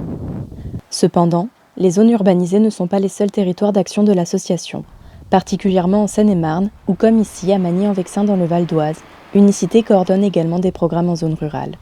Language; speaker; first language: French; native; French